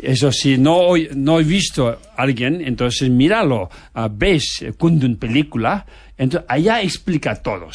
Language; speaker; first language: Spanish; non-native, fluent; Tibetan